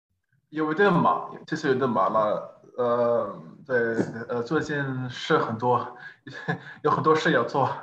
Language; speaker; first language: Chinese; non-native, fluent; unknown